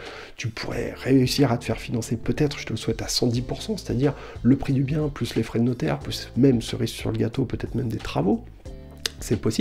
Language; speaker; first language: French; native; French